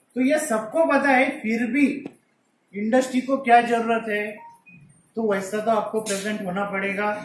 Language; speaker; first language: Hindi; non-native, local second language; Marathi